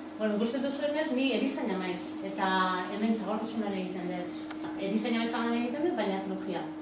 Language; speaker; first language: Basque; non-native, local second language; Spanish